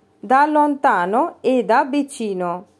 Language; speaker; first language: Italian; non-native, learner; Bangla